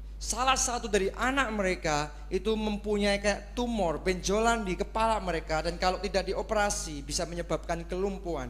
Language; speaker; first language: Indonesian; native; Indonesian